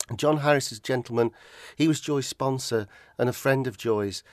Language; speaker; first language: English; native; English